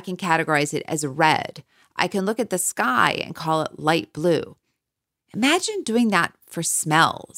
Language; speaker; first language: English; native; English